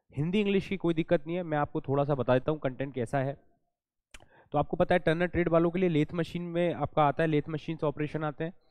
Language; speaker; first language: Hindi; native; Hindi